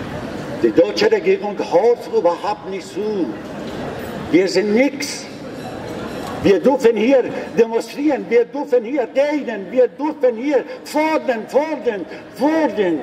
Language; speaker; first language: German; non-native, learner; Persian